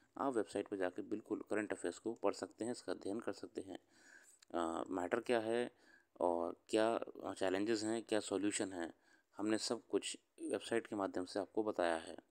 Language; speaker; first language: Hindi; native; Hindi